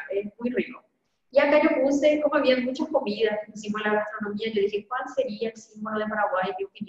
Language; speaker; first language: Spanish; early bilingual, heritage; Spanish